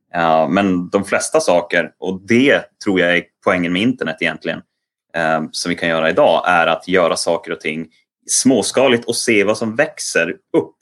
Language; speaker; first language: Swedish; native; Swedish